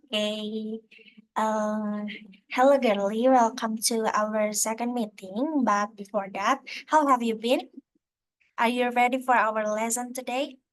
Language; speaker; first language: English; non-native, fluent; Indonesian